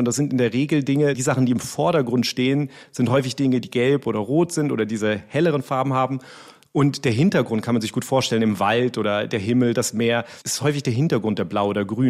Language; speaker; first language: German; native; German